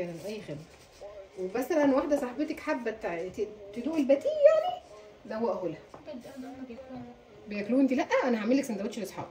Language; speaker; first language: Arabic; native; Arabic